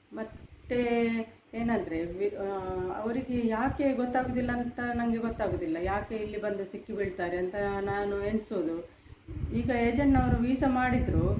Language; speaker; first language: Kannada; non-native, local second language; Tulu